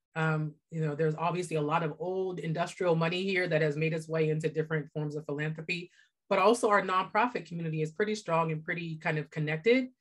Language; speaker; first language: English; native; English